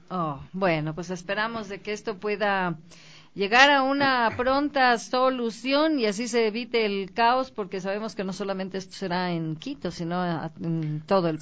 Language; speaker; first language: Spanish; native; Spanish